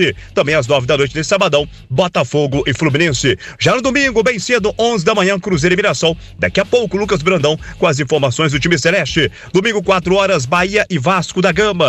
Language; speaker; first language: Portuguese; native; Portuguese